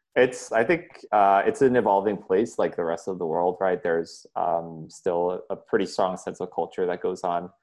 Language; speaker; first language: English; early bilingual, other home language; Indonesian